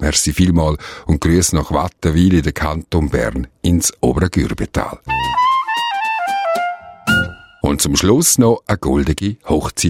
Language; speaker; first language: German; native; German